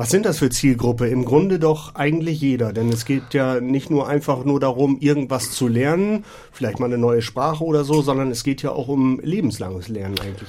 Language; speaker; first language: German; native; German